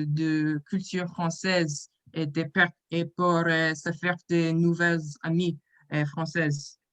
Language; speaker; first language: French; non-native, learner; English